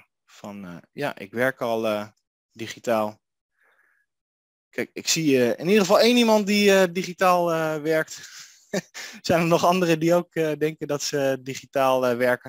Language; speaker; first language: Dutch; native; Dutch